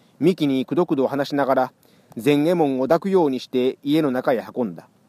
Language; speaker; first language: Japanese; native; Japanese